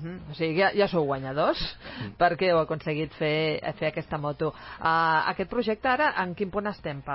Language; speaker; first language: Catalan; native; Catalan